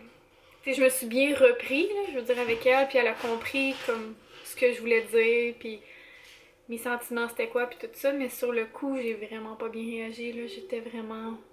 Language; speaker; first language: French; native; French